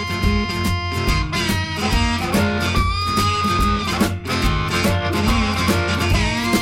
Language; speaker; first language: English; non-native, fluent; Japanese